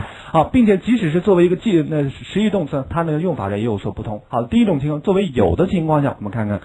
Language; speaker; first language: Chinese; native; Chinese